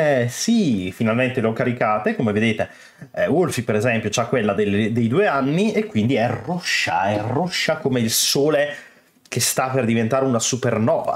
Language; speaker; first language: Italian; native; Italian